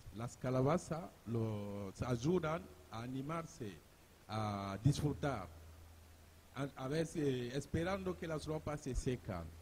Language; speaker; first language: Spanish; non-native, learner; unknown